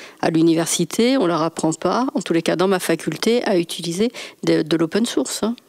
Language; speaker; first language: French; native; French